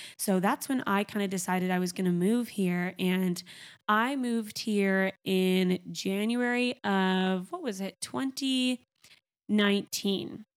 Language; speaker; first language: English; native; English